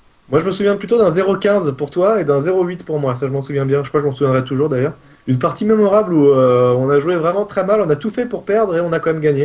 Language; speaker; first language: French; native; French